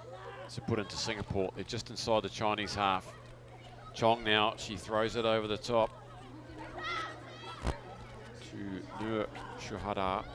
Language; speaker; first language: English; native; English